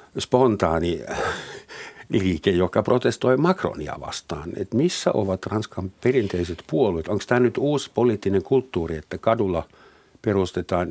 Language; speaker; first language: Finnish; non-native, fluent; German